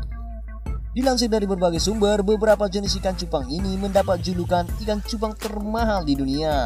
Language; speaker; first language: Indonesian; native; Indonesian